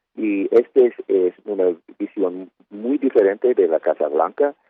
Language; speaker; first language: Spanish; early bilingual, heritage; Spanish